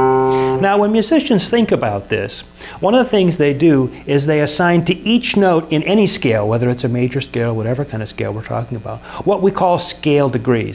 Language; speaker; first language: English; native; English